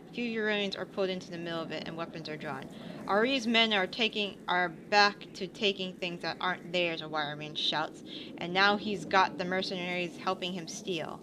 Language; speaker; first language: English; native; English